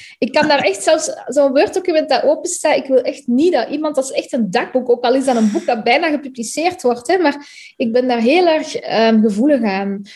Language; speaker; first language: Dutch; native; Dutch